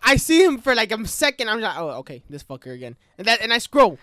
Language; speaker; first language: English; early bilingual, other home language; Spanish